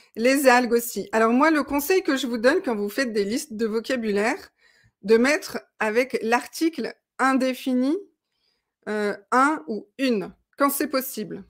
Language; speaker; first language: French; native; French